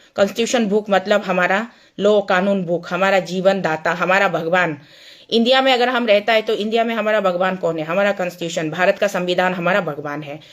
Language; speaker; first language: Hindi; non-native, local second language; Nyishi